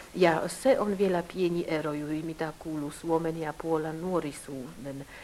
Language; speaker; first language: Finnish; early bilingual, heritage; Polish